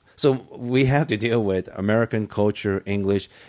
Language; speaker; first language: English; early bilingual, other home language; Japanese